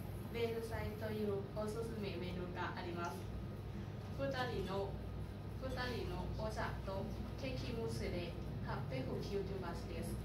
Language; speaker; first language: Japanese; non-native, learner; Thai